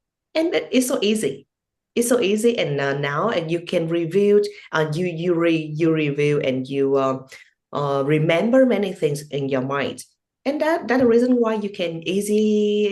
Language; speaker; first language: English; non-native, learner; Vietnamese